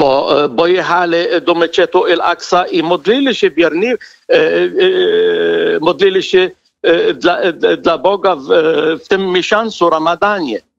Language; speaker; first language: Polish; non-native, fluent; Arabic